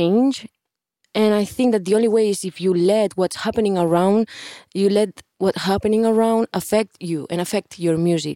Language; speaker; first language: English; non-native, fluent; Spanish